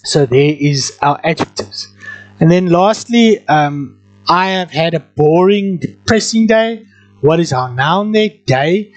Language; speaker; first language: English; non-native, local second language; Afrikaans